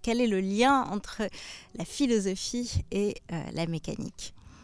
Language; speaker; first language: French; native; French